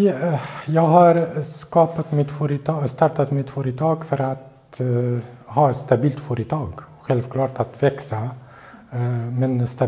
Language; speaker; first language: Swedish; non-native, fluent; Arabic